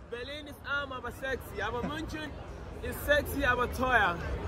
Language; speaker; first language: German; non-native, learner; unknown